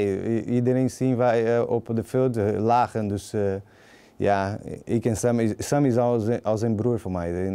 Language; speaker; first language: Dutch; non-native, learner; Portuguese